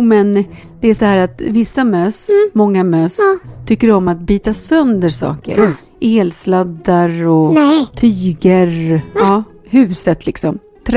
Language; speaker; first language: Swedish; native; Swedish